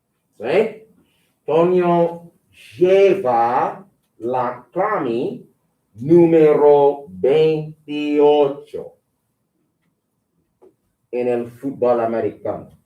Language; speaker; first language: Spanish; non-native, fluent; English